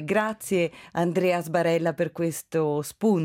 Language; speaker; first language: Italian; native; Italian